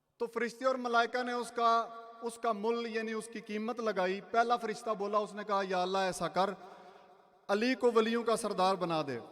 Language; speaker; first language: Urdu; non-native, local second language; Saraiki